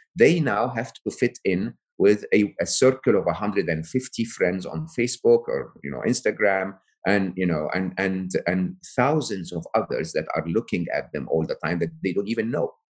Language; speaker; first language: English; non-native, fluent; Arabic